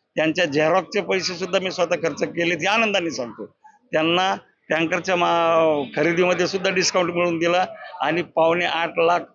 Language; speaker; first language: Marathi; native; Marathi